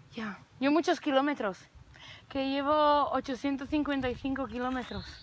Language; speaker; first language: Spanish; non-native, learner; Czech